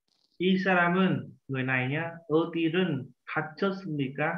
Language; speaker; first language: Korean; non-native, fluent; Vietnamese